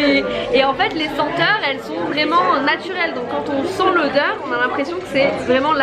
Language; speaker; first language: French; native; French